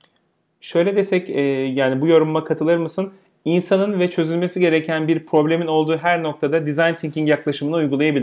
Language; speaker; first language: Turkish; native; Turkish